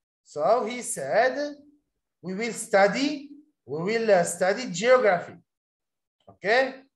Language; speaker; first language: English; non-native, fluent; Arabic